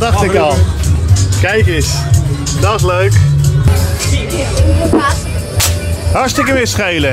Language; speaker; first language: Dutch; native; Dutch